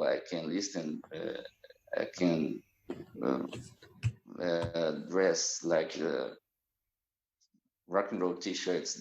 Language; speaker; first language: English; non-native, fluent; Portuguese